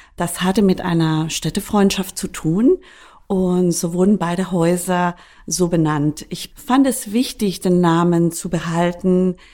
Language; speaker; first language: German; non-native, fluent; Spanish